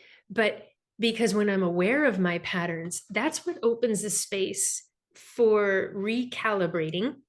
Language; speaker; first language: English; native; English